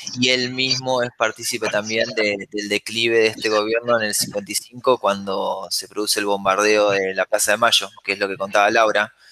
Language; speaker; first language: Spanish; native; Spanish